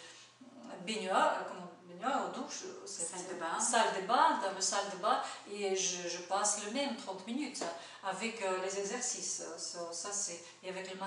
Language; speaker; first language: French; non-native, learner; Russian